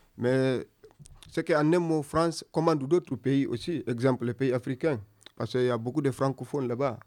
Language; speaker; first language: French; non-native, local second language; Fula